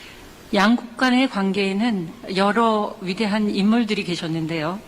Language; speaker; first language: Korean; native; Korean